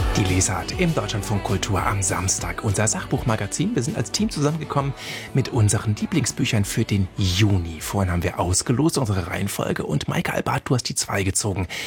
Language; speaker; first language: German; native; German